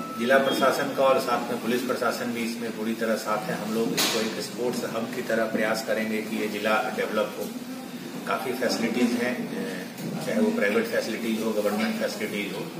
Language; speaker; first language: Hindi; native; Hindi